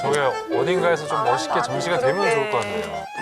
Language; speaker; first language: Korean; native; Korean